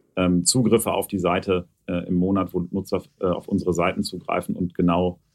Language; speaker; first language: German; native; German